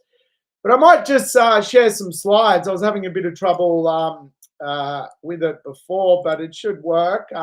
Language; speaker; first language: English; native; English